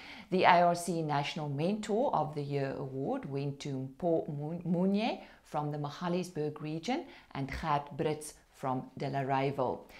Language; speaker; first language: English; non-native, local second language; Afrikaans